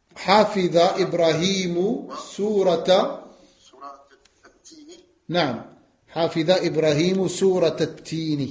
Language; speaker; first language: Arabic; non-native, fluent; French